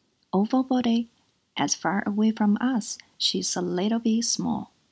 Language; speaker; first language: English; non-native, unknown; Chinese